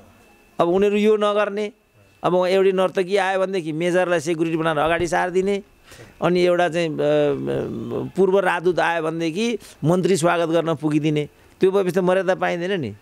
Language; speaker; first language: Nepali; native; Nepali